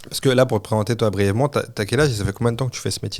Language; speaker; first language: French; native; French